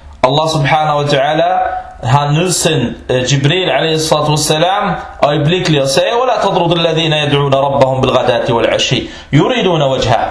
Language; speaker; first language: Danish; early bilingual, other home language; Arabic